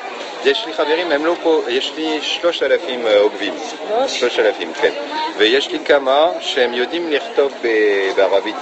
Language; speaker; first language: Hebrew; non-native, fluent; French